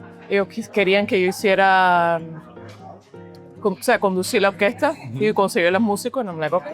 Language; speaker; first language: Spanish; early bilingual, heritage; Spanish